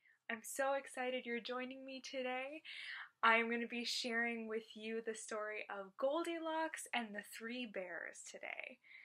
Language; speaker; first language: English; native; English